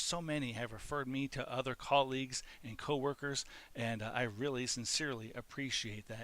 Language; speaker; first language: English; native; English